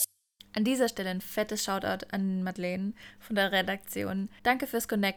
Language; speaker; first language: German; native; German